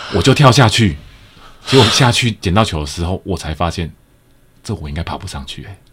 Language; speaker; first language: Chinese; native; Chinese